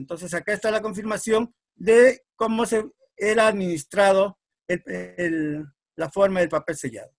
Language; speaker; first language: Spanish; native; Spanish